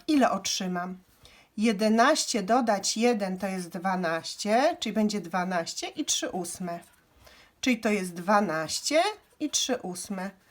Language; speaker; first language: Polish; native; Polish